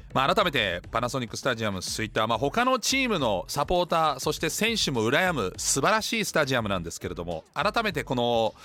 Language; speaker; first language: Japanese; non-native, fluent; German